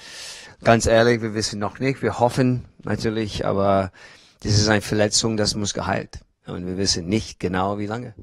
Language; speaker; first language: German; non-native, learner; English